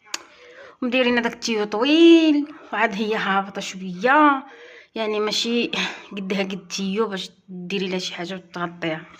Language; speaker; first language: Arabic; native; Arabic